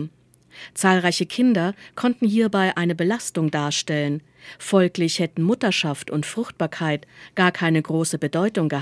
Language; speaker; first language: German; native; German